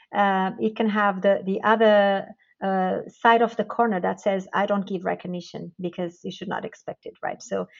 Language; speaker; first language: English; non-native, fluent; Portuguese